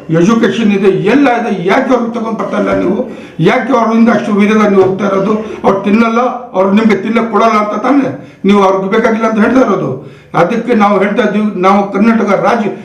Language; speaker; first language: Kannada; non-native, local second language; Urdu